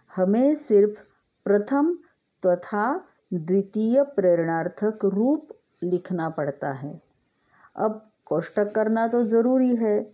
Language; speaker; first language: Hindi; non-native, local second language; Marathi